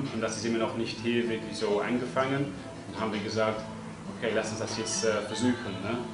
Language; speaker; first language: German; non-native, fluent; English